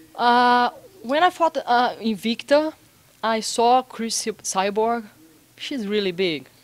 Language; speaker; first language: English; non-native, learner; Portuguese